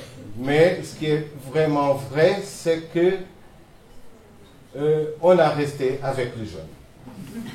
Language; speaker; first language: French; non-native, fluent; Portuguese